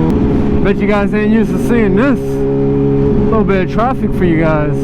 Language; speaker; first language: English; native; English